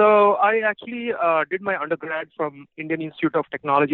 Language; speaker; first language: English; non-native, local second language; Telugu